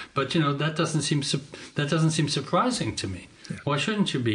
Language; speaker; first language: English; native; English